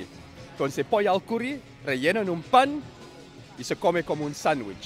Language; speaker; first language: Spanish; non-native, learner; English